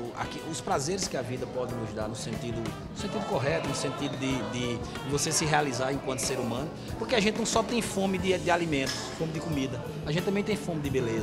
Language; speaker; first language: Portuguese; native; Portuguese